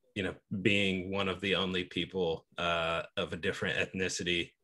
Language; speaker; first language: English; native; English